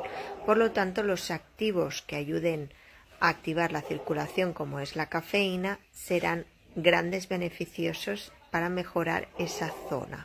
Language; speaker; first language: Spanish; native; Spanish